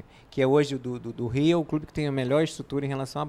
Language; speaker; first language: Portuguese; native; Portuguese